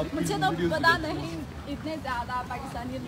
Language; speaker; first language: Hindi; non-native, learner; Chinese